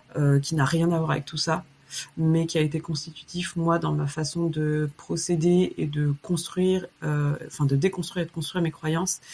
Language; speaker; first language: French; early bilingual, other home language; Chinese